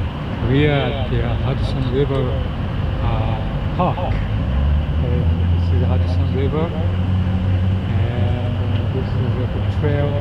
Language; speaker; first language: English; non-native, fluent; Japanese